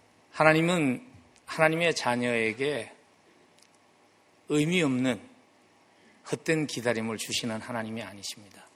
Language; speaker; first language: Korean; native; Korean